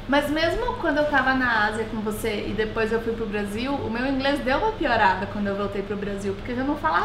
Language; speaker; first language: Portuguese; native; Portuguese